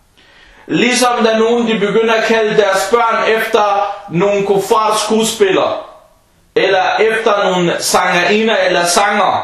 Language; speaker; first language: Danish; early bilingual, other home language; Arabic